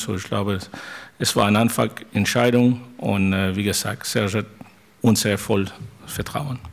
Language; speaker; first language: German; non-native, fluent; French